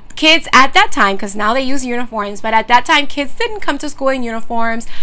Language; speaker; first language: English; early bilingual, other home language; Spanish